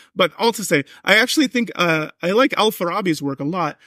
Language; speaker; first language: English; native; English